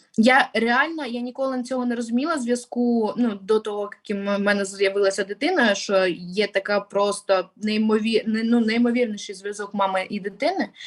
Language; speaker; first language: Ukrainian; non-native, local second language; Russian